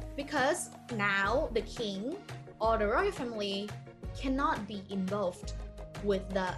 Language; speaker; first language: English; non-native, fluent; Thai